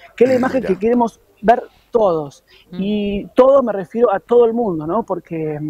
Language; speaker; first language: Spanish; native; Spanish